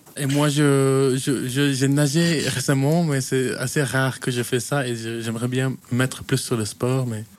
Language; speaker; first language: French; early bilingual, heritage; French